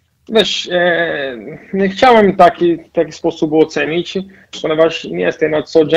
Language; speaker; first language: Polish; non-native, fluent; Portuguese